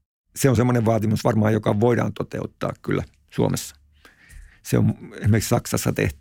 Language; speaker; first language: Finnish; native; Finnish